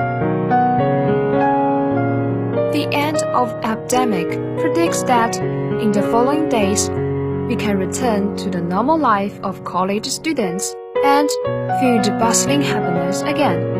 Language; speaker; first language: English; non-native, fluent; Chinese